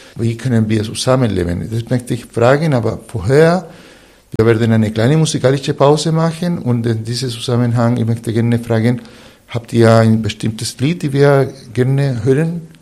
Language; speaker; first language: German; non-native, fluent; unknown